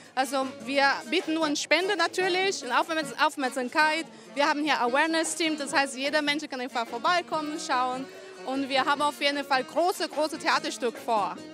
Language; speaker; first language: German; non-native, fluent; Portuguese